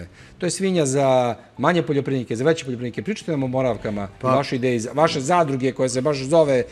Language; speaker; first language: Serbian; native; Serbian